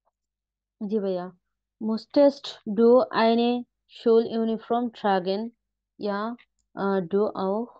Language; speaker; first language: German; non-native, learner; Bangla